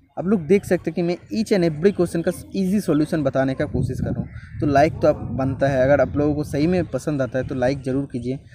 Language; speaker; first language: Hindi; non-native, local second language; Bangla